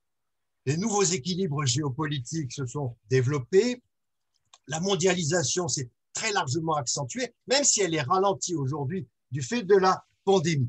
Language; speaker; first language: French; native; French